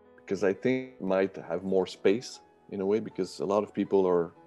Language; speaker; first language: English; non-native, fluent; French